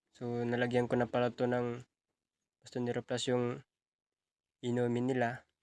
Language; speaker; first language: Filipino; native; Filipino